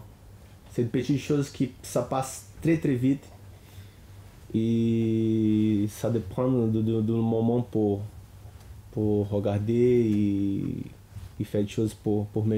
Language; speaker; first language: French; non-native, learner; Portuguese